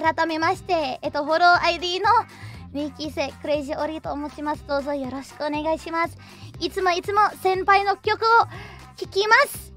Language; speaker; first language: Japanese; non-native, learner; Indonesian